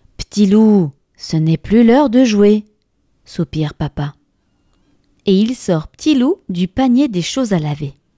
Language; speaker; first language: French; native; French